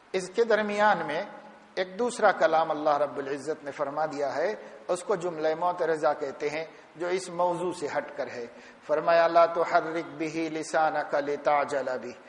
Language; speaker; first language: Urdu; native; Urdu